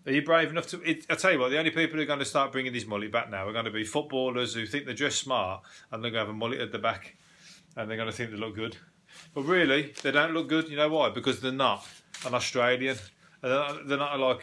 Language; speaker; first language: English; native; English